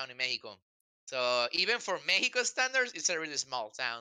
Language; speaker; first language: English; non-native, fluent; Spanish